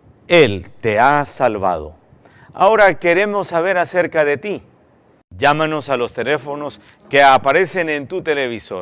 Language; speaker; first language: Spanish; native; Spanish